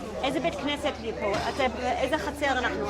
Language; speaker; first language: Hebrew; native; Hebrew